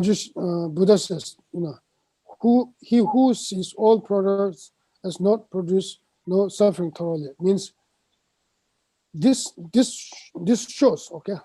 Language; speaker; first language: English; non-native, fluent; Tibetan